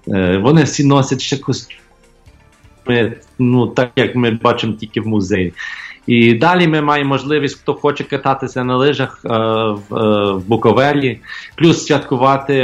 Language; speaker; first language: Ukrainian; early bilingual, heritage; Ukrainian